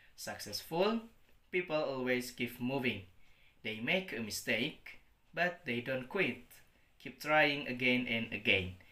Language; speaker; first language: English; non-native, learner; Indonesian